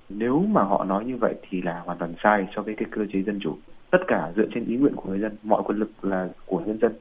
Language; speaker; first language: Vietnamese; native; Vietnamese